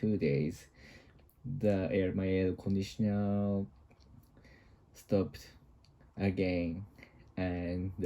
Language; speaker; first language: English; non-native, learner; Japanese